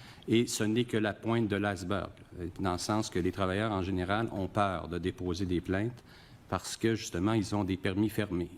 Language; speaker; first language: French; native; French